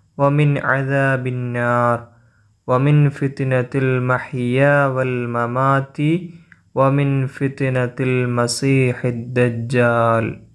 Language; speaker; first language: Arabic; non-native, fluent; Malayalam